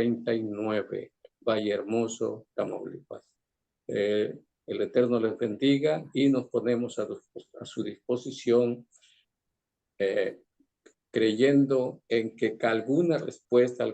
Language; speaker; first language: Spanish; native; Spanish